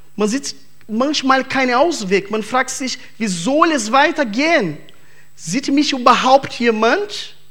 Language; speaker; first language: German; non-native, fluent; Portuguese